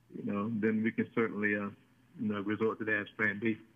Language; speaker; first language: English; native; English